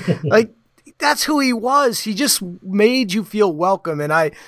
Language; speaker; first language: English; native; English